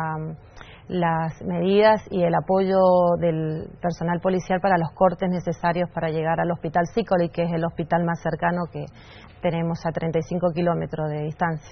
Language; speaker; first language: Spanish; native; Spanish